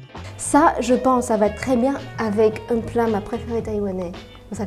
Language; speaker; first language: French; non-native, fluent; Chinese